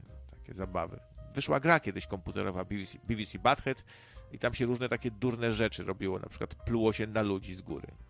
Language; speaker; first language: Polish; native; Polish